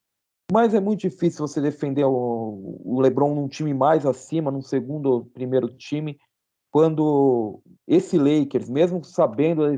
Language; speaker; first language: Portuguese; native; Portuguese